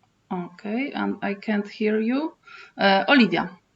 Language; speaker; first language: English; non-native, fluent; Polish